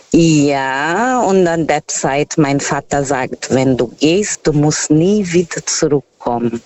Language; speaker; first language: German; non-native, learner; Portuguese